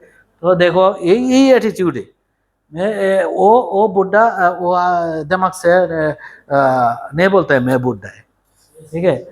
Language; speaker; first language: Hindi; non-native, learner; Bangla